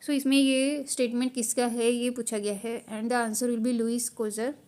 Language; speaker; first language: Hindi; native; Hindi